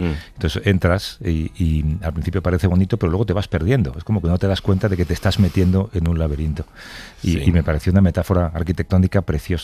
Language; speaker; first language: Spanish; native; Spanish